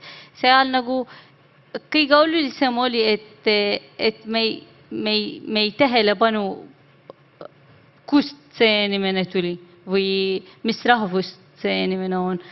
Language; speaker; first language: Estonian; non-native, learner; Arabic